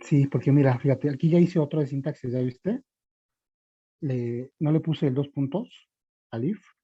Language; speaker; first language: Spanish; native; Spanish